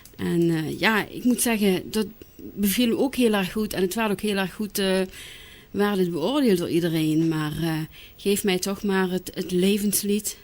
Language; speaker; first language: Dutch; native; Dutch